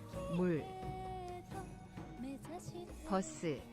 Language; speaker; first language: Korean; non-native, learner; English